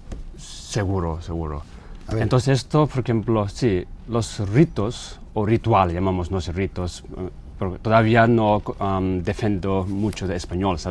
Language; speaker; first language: Spanish; non-native, learner; Tibetan